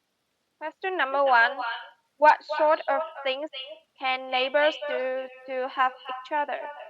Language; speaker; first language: English; non-native, learner; Vietnamese